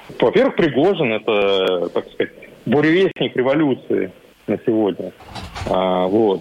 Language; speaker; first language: Russian; native; Russian